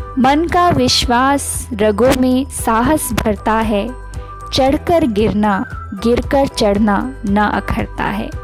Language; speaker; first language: Hindi; native; Hindi